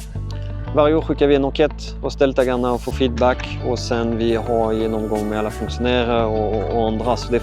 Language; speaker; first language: Swedish; non-native, fluent; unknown